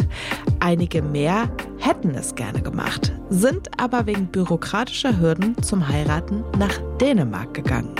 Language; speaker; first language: German; native; German